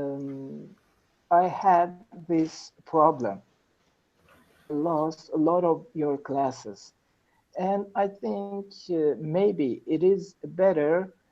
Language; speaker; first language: English; non-native, learner; Persian